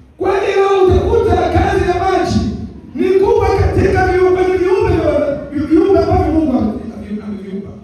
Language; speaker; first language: Swahili; native; Swahili